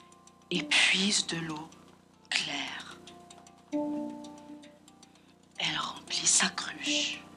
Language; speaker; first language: French; non-native, local second language; Haitian Creole